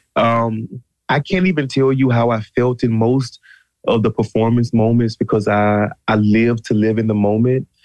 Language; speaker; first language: English; native; English